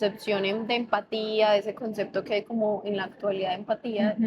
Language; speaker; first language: Spanish; native; Spanish